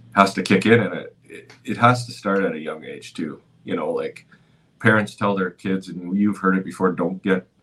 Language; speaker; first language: English; native; English